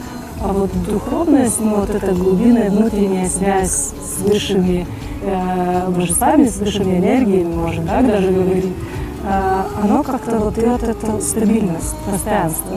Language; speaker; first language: Russian; native; Russian